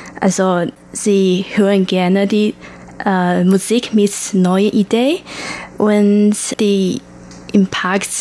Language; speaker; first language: German; non-native, learner; Chinese